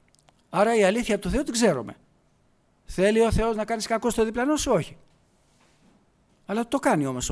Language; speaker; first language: Greek; native; Greek